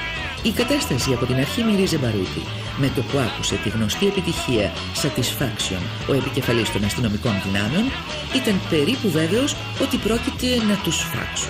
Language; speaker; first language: Greek; native; Greek